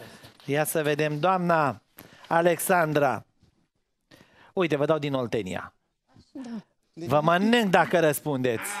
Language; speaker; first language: Romanian; native; Romanian